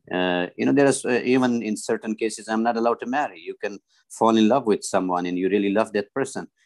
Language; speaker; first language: English; non-native, fluent; Persian